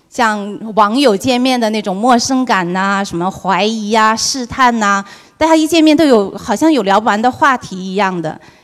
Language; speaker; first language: Chinese; native; Chinese